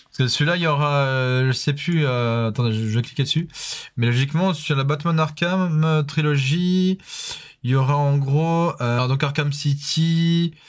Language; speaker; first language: French; native; French